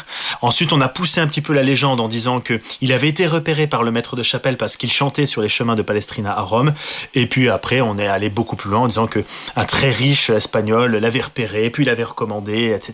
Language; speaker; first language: French; native; French